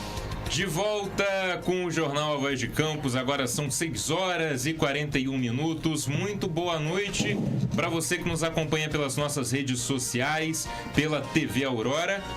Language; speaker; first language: Portuguese; native; Portuguese